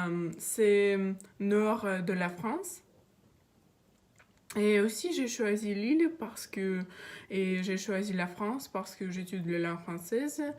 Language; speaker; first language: French; non-native, learner; Russian